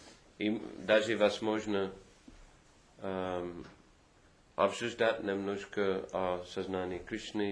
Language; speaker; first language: Russian; non-native, fluent; English